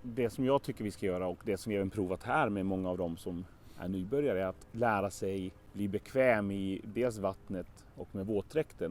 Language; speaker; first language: Swedish; native; Swedish